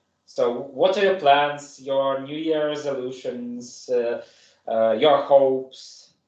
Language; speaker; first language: English; non-native, fluent; German